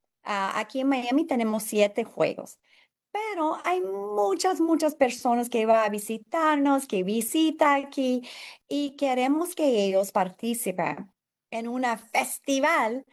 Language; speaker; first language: Spanish; non-native, fluent; English